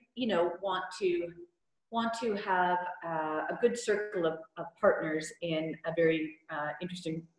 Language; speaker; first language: English; native; English